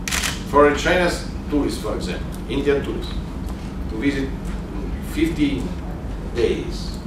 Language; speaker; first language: English; non-native, learner; Italian